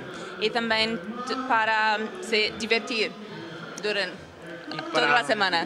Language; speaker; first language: Spanish; non-native, learner; Portuguese